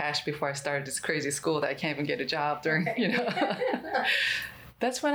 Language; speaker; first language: English; non-native, fluent; Korean